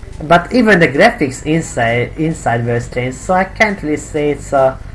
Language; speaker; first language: English; non-native, fluent; Hungarian